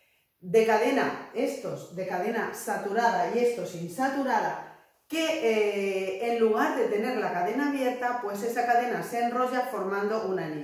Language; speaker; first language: Spanish; native; Spanish